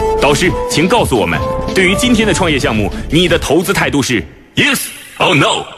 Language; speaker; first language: Chinese; native; Chinese